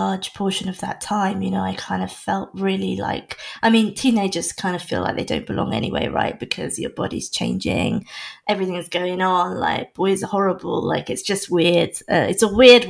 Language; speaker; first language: English; native; English